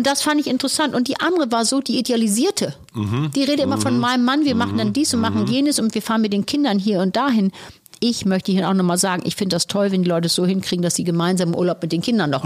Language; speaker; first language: German; native; German